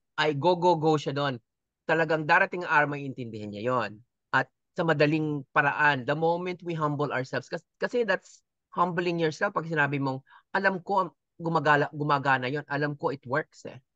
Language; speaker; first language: Filipino; native; Filipino